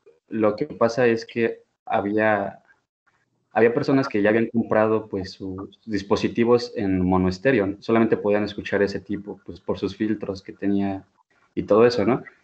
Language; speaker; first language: Spanish; native; Spanish